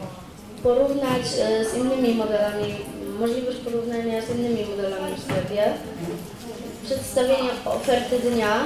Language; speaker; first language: Polish; native; Polish